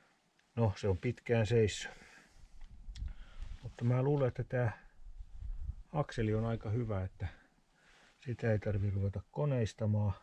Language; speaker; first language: Finnish; native; Finnish